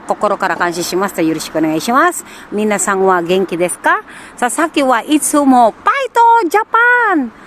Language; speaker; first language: Japanese; non-native, learner; Filipino